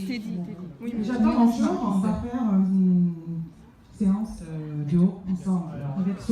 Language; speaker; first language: French; non-native, fluent; Korean